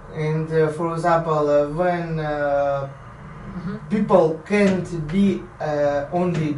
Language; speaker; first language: English; non-native, learner; Russian